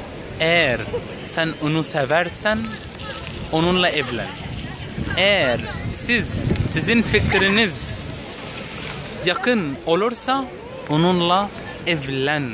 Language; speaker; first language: Turkish; non-native, learner; Arabic